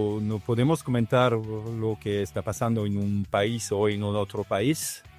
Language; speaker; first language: Spanish; non-native, fluent; Italian